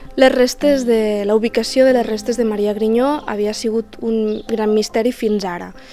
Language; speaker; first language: Catalan; native; Catalan